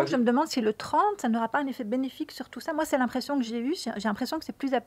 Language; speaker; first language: French; native; French